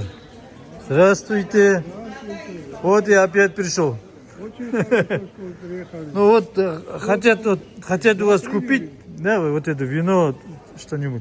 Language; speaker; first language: Russian; non-native, local second language; Kazakh